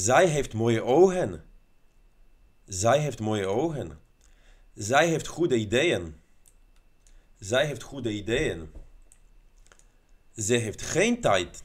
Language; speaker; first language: Dutch; non-native, learner; Polish